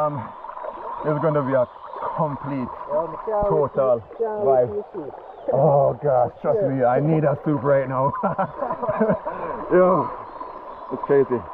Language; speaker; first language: English; native; English